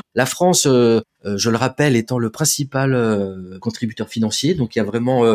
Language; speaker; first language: French; native; French